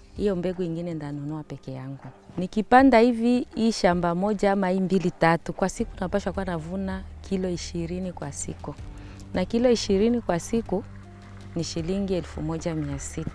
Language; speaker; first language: Swahili; non-native, local second language; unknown